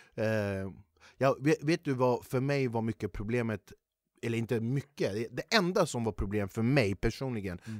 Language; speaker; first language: Swedish; native; Swedish